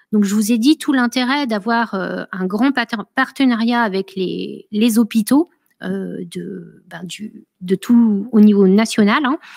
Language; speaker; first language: French; native; French